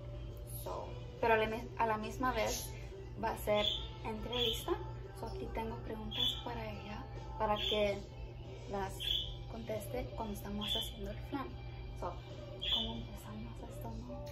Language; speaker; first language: Spanish; early bilingual, heritage; Spanish